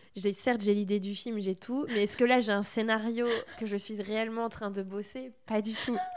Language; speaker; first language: French; native; French